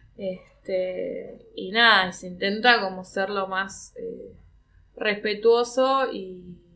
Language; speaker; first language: Spanish; native; Spanish